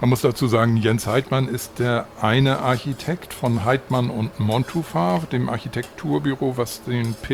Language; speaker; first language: German; native; German